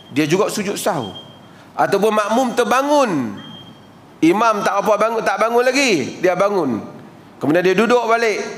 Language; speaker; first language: Malay; native; Malay